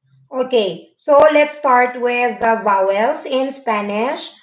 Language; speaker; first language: English; non-native, local second language; Filipino